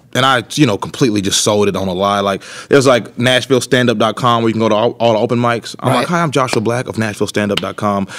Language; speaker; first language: English; native; English